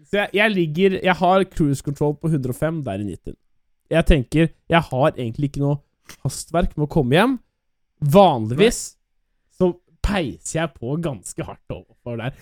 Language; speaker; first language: Norwegian; native; Norwegian